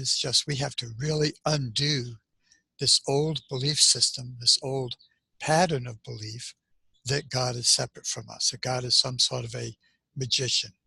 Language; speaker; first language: English; native; English